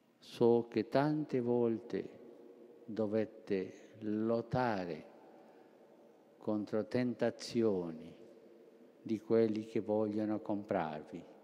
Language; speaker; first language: Italian; non-native, fluent; Spanish